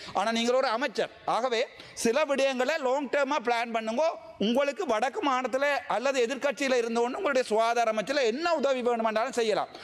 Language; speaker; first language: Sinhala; non-native, local second language; Tamil